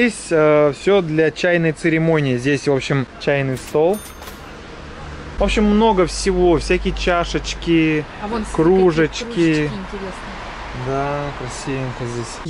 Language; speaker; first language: Russian; native; Russian